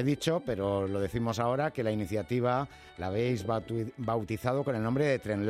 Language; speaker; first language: Spanish; native; Spanish